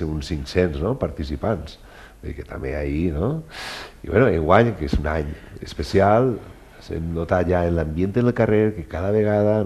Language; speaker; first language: Catalan; native; Catalan